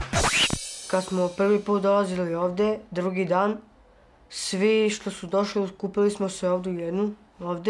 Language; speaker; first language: Serbian; non-native, local second language; Romany